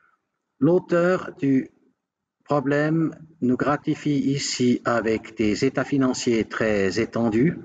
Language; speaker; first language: French; native; French